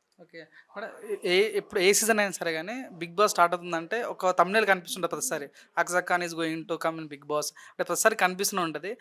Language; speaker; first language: Telugu; native; Telugu